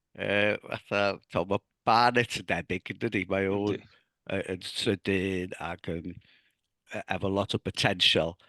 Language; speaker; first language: Welsh; native; Welsh